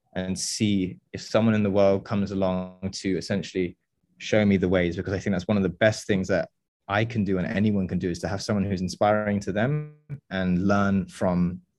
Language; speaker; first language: English; native; English